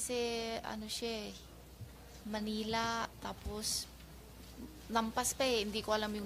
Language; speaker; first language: Filipino; non-native, learner; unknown